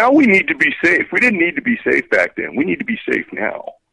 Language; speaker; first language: English; native; English